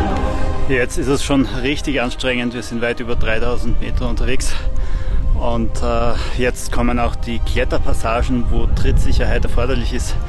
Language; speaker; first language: German; native; German